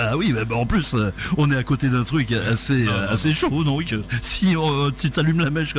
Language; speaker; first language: French; native; French